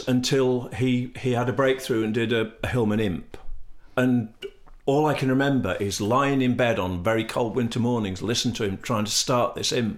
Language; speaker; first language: English; native; English